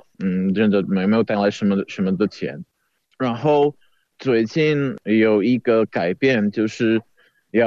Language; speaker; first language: Chinese; non-native, fluent; Czech